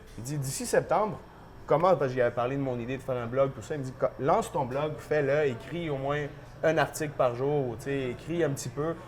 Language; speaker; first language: French; early bilingual, other home language; Spanish